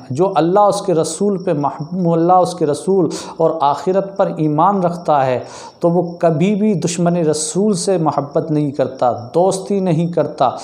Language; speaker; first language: Urdu; native; Urdu